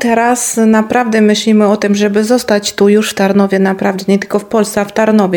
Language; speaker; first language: Polish; non-native, fluent; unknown